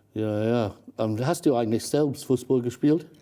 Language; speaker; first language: German; non-native, fluent; English